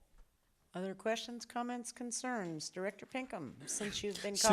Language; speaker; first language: English; native; English